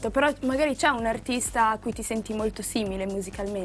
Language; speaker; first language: Italian; native; Italian